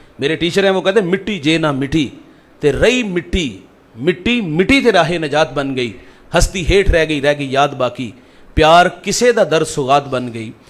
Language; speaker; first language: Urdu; non-native, local second language; Punjabi